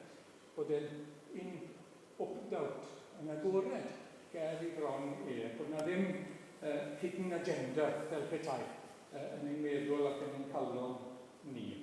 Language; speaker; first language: Welsh; native; Welsh